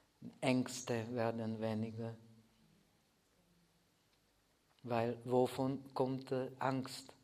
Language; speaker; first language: German; non-native, fluent; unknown